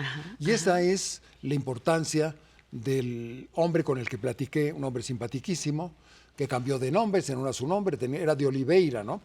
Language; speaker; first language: Spanish; native; Spanish